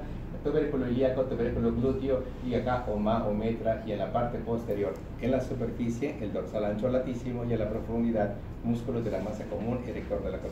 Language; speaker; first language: Spanish; native; Spanish